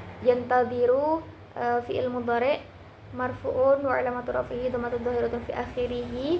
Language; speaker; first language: Arabic; non-native, learner; Indonesian